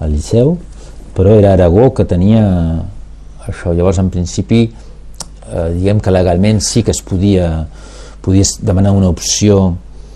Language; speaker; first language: Catalan; non-native, local second language; Spanish